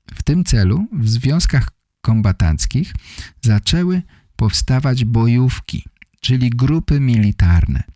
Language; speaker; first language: Polish; native; Polish